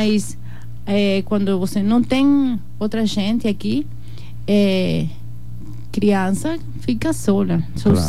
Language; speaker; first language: Portuguese; non-native, learner; Spanish